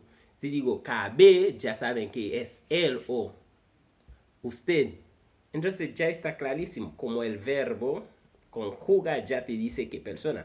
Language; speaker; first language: Spanish; non-native, fluent; Haitian Creole